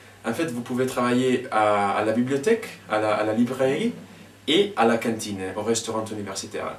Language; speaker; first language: French; non-native, fluent; Italian